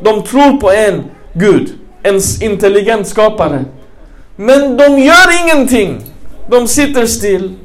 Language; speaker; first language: Swedish; early bilingual, other home language; Arabic